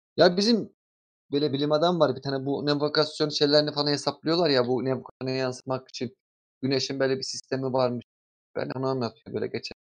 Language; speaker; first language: Turkish; native; Turkish